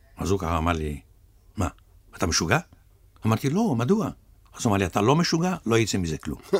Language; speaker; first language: Hebrew; early bilingual, other home language; Russian